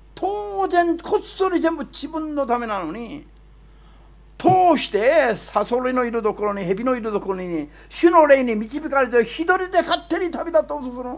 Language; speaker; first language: Japanese; non-native, fluent; Korean